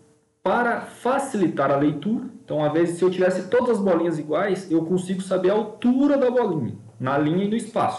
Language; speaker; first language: Portuguese; native; Portuguese